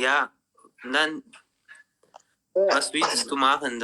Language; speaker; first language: German; non-native, learner; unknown